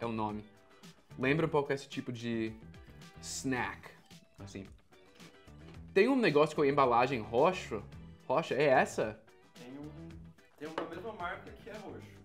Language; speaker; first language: Portuguese; non-native, fluent; English